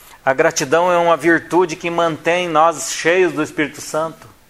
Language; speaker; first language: Portuguese; native; Portuguese